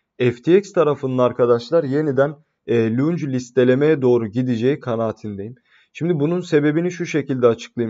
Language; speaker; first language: Turkish; native; Turkish